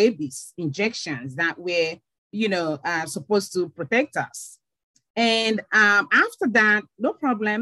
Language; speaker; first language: English; non-native, local second language; Igbo